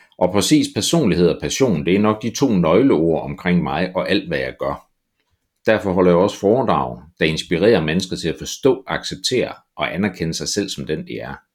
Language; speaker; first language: Danish; native; Danish